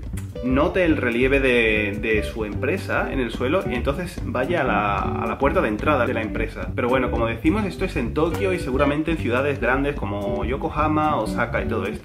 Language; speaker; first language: Spanish; native; Spanish